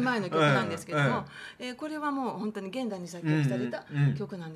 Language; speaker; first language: Japanese; native; Japanese